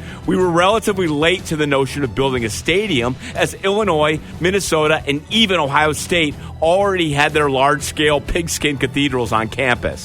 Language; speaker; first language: English; native; English